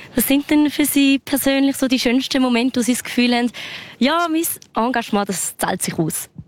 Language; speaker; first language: German; native; German